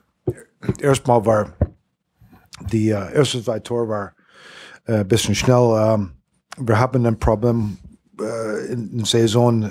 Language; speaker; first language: German; non-native, learner; English